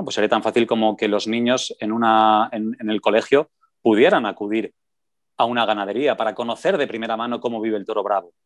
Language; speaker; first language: Spanish; native; Spanish